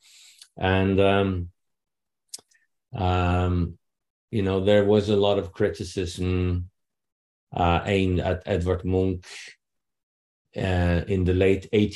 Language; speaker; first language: English; non-native, fluent; Norwegian